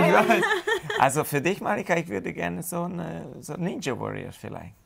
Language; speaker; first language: German; non-native, fluent; Hungarian